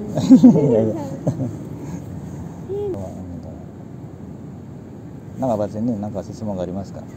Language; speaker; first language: Japanese; non-native, fluent; Indonesian